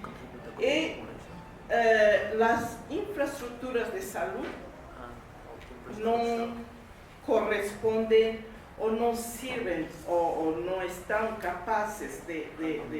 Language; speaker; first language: Spanish; non-native, fluent; English